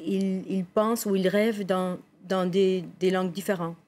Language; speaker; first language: French; non-native, local second language; English